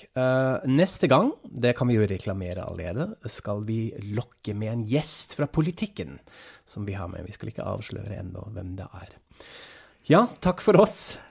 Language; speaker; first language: Norwegian; non-native, fluent; German